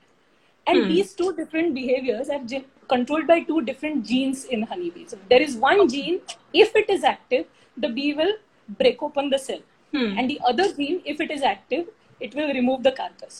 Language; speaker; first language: English; non-native, local second language; Marathi